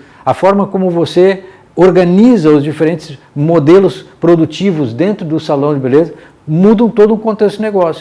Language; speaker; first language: Portuguese; native; Portuguese